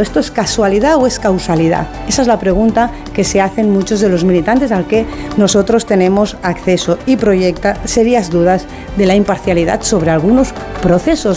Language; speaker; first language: Spanish; native; Spanish